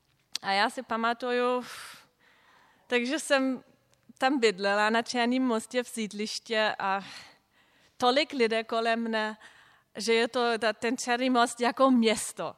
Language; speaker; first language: Czech; non-native, fluent; German